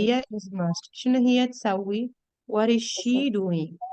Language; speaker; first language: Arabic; non-native, fluent; Urdu